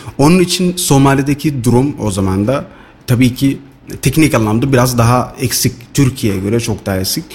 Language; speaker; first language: Turkish; non-native, fluent; Somali